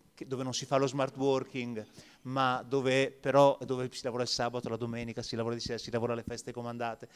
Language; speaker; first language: Italian; native; Italian